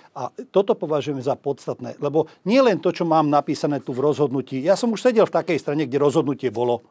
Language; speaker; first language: Slovak; non-native, local second language; Hungarian